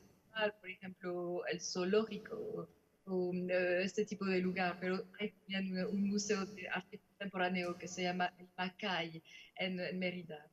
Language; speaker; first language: Spanish; non-native, fluent; French